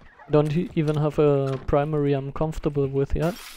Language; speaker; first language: English; non-native, fluent; German